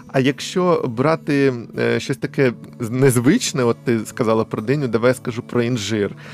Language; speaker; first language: Ukrainian; native; Ukrainian